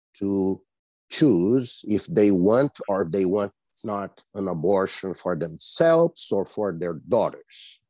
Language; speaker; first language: English; non-native, fluent; Portuguese